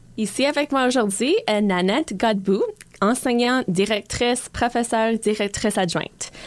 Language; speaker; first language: French; non-native, local second language; English